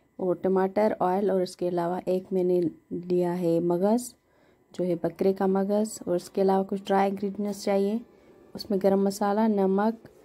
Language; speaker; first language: Urdu; non-native, local second language; Sindhi